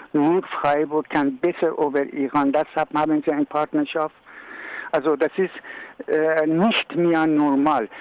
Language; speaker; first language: German; non-native, learner; Persian